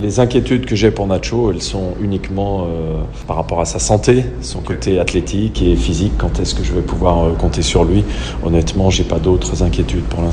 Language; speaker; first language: French; native; French